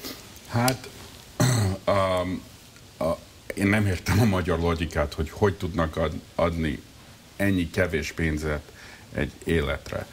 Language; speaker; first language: Hungarian; early bilingual, heritage; Hungarian